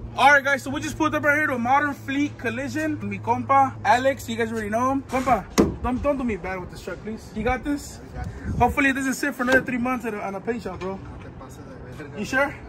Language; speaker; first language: English; early bilingual, other home language; Spanish